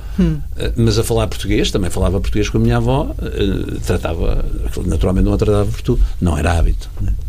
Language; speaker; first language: Portuguese; native; Portuguese